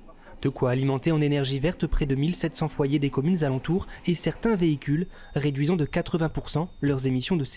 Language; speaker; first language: French; native; French